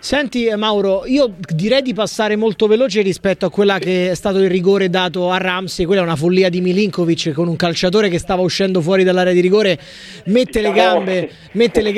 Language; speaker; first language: Italian; native; Italian